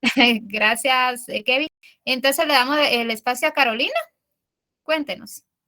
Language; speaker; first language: Spanish; native; Spanish